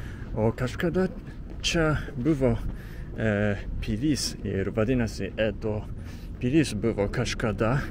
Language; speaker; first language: Lithuanian; non-native, fluent; Japanese